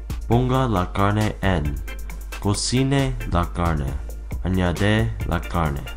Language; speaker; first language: Spanish; non-native, learner; English